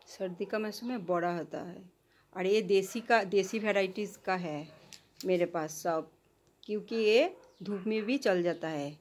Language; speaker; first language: Hindi; non-native, local second language; Bangla